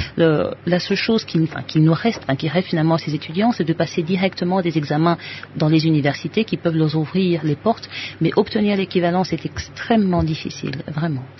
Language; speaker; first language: French; native; French